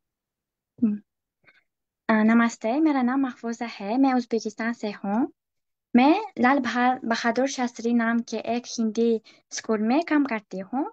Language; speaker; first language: Hindi; non-native, fluent; Uzbek